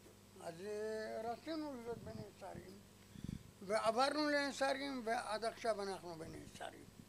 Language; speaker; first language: Hebrew; non-native, fluent; Arabic